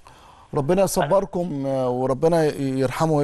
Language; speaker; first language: Arabic; native; Arabic